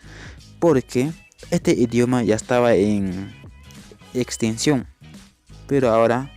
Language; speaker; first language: Spanish; non-native, local second language; Quechua